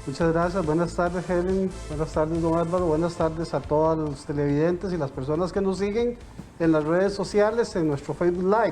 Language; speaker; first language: Spanish; native; Spanish